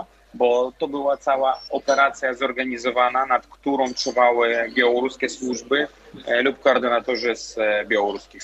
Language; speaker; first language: Polish; non-native, fluent; Belarusian